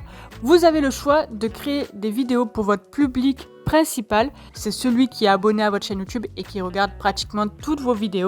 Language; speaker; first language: French; native; French